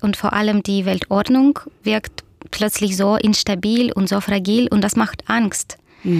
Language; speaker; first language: German; non-native, fluent; Russian